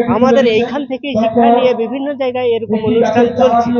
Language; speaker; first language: Bangla; non-native, local second language; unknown